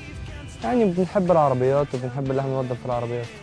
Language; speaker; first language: Arabic; native; Arabic